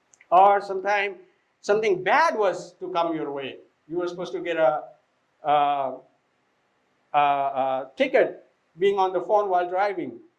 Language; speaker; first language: English; non-native, fluent; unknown